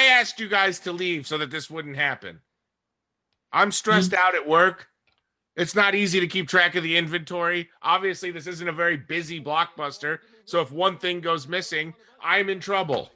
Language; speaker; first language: English; native; English